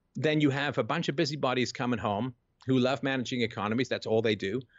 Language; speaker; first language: English; native; English